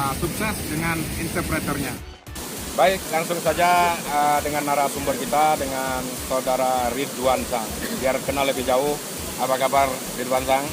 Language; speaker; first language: Indonesian; native; Indonesian